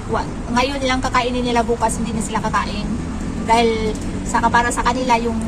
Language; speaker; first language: Filipino; native; Filipino